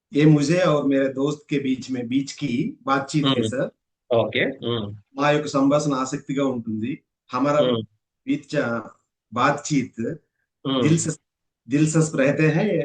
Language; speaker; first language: Hindi; non-native, learner; Telugu